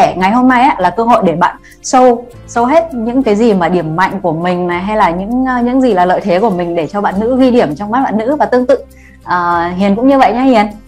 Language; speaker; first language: Vietnamese; native; Vietnamese